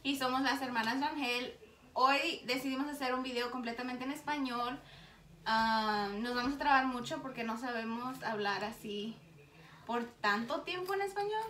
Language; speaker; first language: Spanish; early bilingual, heritage; Spanish